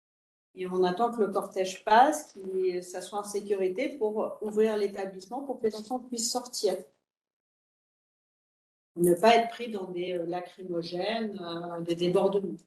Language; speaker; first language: French; native; French